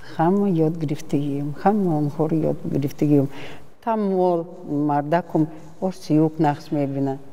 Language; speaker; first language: Tajik; non-native, fluent; Russian